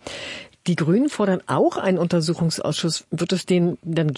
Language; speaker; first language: German; native; German